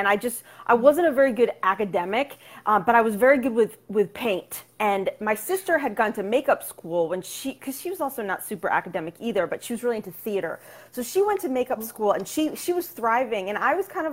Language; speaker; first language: English; native; English